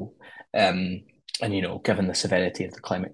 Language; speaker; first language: English; native; English